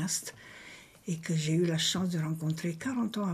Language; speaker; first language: French; non-native, fluent; Romanian